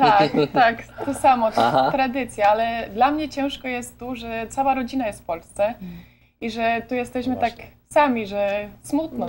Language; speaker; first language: Polish; early bilingual, heritage; Polish